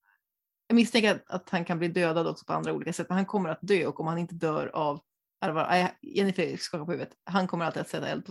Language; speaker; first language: Swedish; native; Swedish